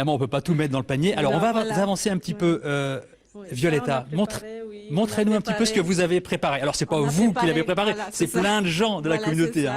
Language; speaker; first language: French; native; French